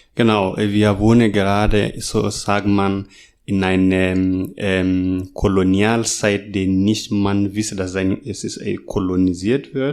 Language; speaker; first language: German; non-native, learner; Masai